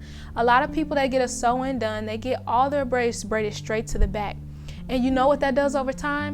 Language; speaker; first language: English; native; English